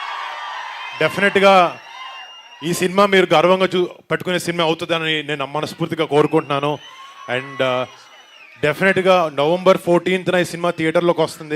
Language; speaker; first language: Telugu; native; Telugu